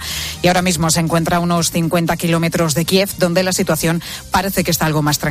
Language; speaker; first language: Spanish; native; Spanish